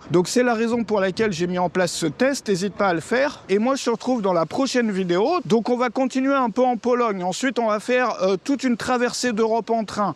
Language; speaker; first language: French; native; French